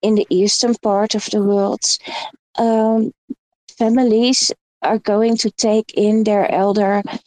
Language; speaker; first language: English; non-native, learner; Dutch